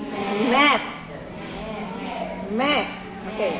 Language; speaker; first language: English; non-native, fluent; Indonesian